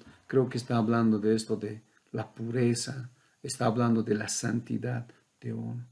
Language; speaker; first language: Spanish; native; Spanish